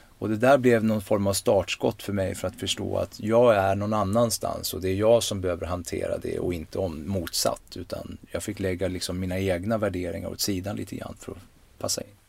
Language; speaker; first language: Swedish; native; Swedish